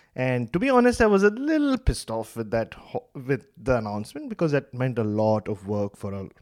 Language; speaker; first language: English; non-native, local second language; Tamil